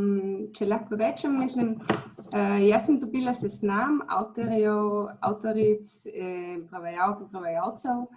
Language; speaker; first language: Slovenian; non-native, fluent; German